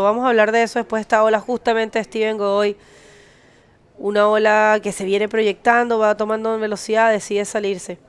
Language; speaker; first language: Spanish; native; Spanish